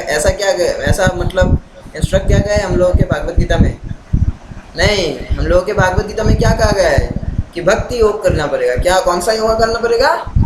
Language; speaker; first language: Hindi; non-native, local second language; Bangla